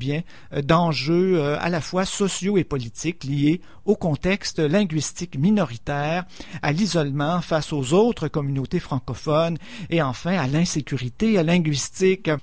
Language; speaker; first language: French; native; French